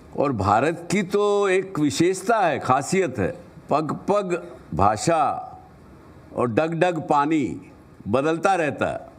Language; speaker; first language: Hindi; native; Hindi